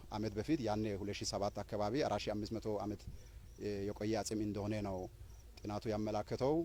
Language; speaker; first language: Amharic; non-native, local second language; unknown